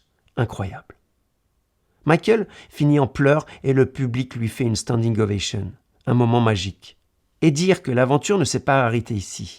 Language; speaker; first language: French; native; French